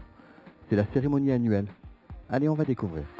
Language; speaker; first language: French; native; French